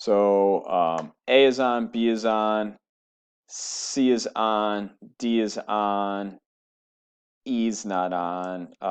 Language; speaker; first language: English; native; English